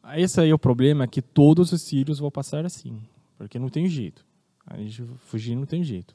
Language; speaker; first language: Portuguese; non-native, fluent; Arabic